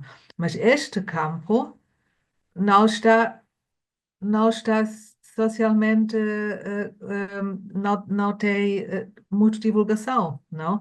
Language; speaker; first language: Portuguese; non-native, fluent; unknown